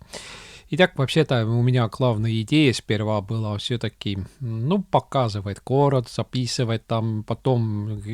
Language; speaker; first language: Russian; non-native, local second language; Estonian